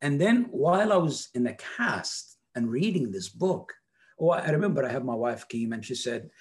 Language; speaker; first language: English; non-native, fluent; Arabic